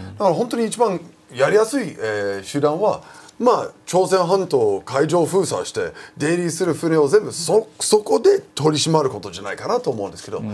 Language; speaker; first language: Japanese; non-native, fluent; English